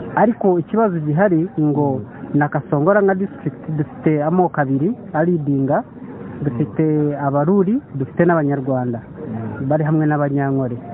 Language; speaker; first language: Kinyarwanda; early bilingual, heritage; Kinyarwanda